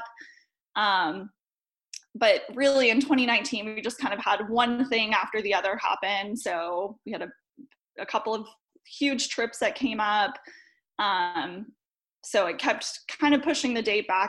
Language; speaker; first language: English; native; English